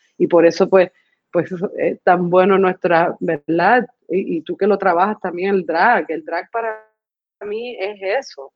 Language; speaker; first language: Spanish; early bilingual, other home language; English